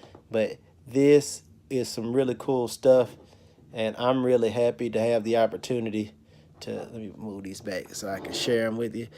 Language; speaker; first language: English; native; English